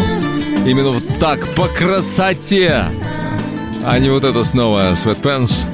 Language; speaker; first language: Russian; native; Russian